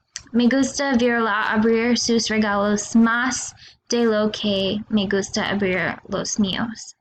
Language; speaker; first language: Spanish; non-native, learner; English